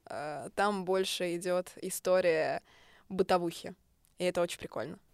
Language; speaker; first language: Russian; native; Russian